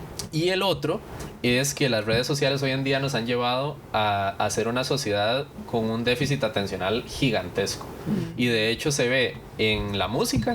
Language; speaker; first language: Spanish; native; Spanish